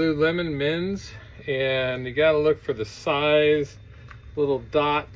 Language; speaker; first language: English; native; English